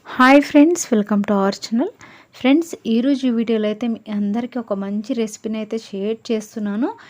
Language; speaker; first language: Telugu; non-native, local second language; Lambadi